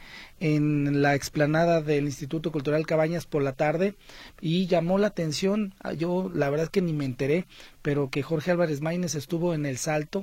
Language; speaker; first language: Spanish; native; Spanish